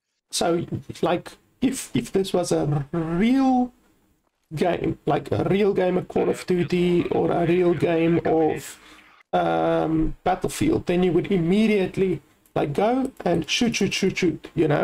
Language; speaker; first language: English; native; English